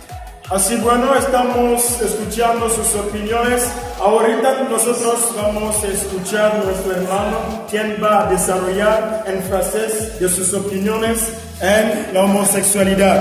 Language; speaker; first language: Spanish; non-native, learner; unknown